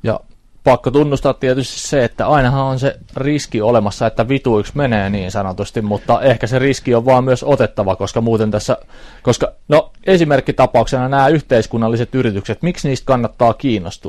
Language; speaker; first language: Finnish; native; Finnish